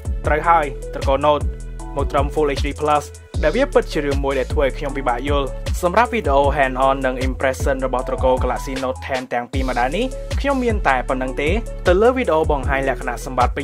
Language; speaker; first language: Khmer; native; Khmer